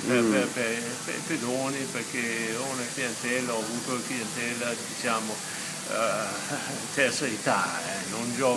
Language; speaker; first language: Italian; non-native, fluent; Danish